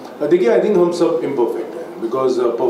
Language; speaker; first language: Hindi; native; Hindi